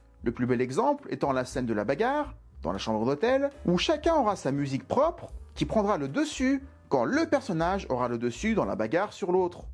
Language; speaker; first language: French; native; French